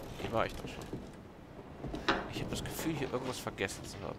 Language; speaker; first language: German; native; German